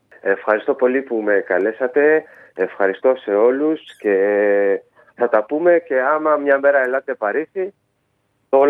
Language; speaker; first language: Greek; early bilingual, heritage; Greek